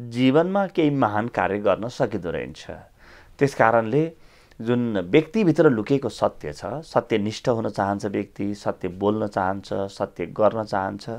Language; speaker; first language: Nepali; native; Nepali